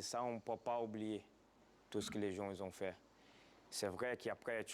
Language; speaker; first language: French; non-native, fluent; Portuguese